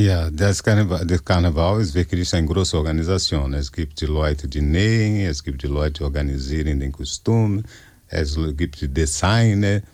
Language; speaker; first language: German; non-native, fluent; Portuguese